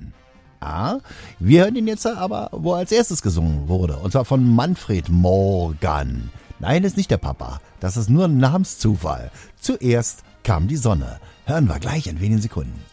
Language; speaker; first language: German; native; German